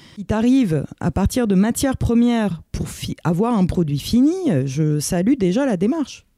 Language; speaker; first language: French; early bilingual, other home language; Romanian